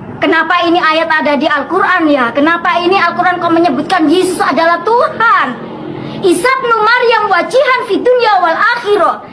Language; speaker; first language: Indonesian; non-native, local second language; Madurese